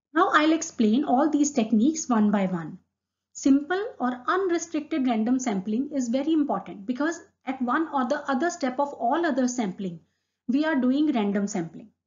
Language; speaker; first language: English; non-native, local second language; Hindi